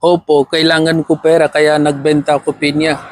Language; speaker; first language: Filipino; non-native, learner; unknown